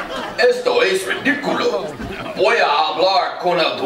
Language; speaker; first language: Spanish; non-native, learner; English